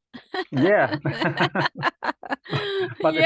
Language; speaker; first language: English; non-native, learner; Spanish